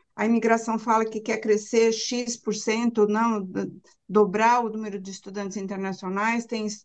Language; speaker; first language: Portuguese; native; Portuguese